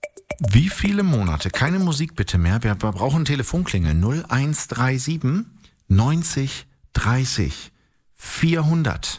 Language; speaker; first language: German; native; German